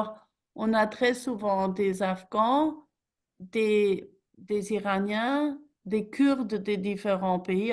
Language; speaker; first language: French; non-native, fluent; German